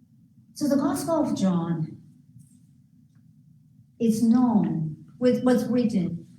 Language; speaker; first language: English; non-native, fluent; Japanese